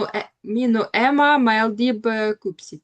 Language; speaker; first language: Estonian; non-native, learner; Russian